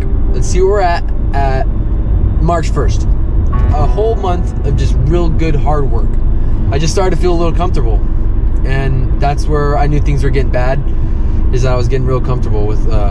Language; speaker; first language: English; native; English